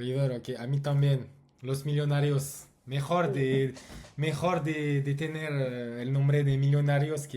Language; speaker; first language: Spanish; non-native, learner; French